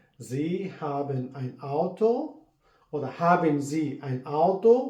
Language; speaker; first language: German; non-native, learner; Persian